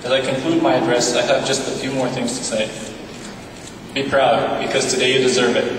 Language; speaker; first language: English; non-native, fluent; Bulgarian